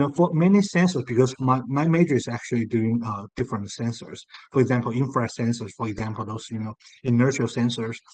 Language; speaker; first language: English; non-native, fluent; Chinese